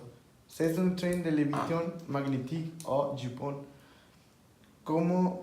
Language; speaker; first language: French; non-native, learner; Spanish